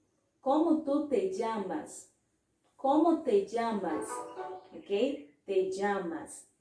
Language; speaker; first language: Spanish; non-native, fluent; Portuguese